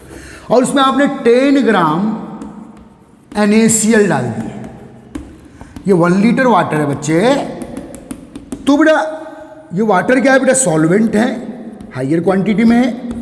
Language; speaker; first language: Hindi; native; Hindi